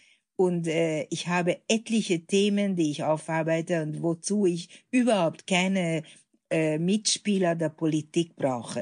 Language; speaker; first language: German; non-native, fluent; Hungarian